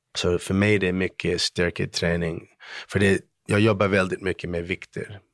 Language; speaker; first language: Swedish; early bilingual, heritage; Swedish